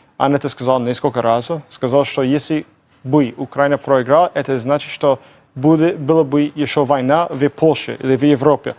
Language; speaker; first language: Russian; non-native, fluent; English